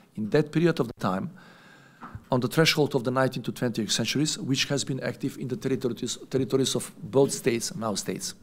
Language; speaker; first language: English; non-native, fluent; Macedonian